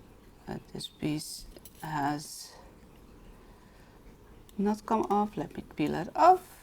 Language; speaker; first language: English; non-native, fluent; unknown